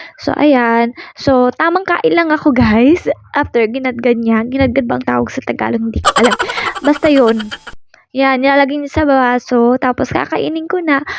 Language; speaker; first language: Filipino; non-native, local second language; Waray